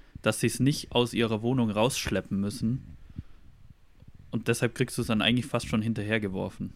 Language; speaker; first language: German; native; German